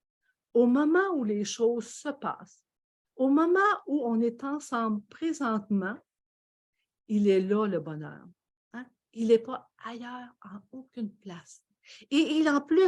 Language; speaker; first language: French; native; French